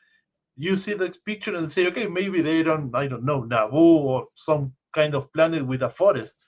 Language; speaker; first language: English; non-native, fluent; Spanish